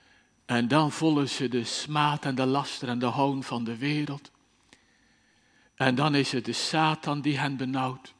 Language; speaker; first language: Dutch; native; Dutch